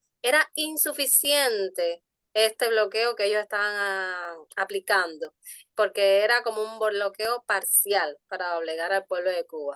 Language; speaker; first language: Spanish; native; Spanish